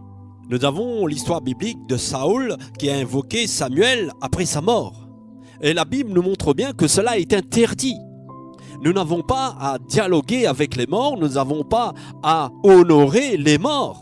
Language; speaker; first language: French; native; French